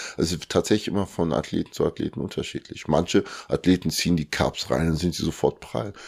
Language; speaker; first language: German; early bilingual, other home language; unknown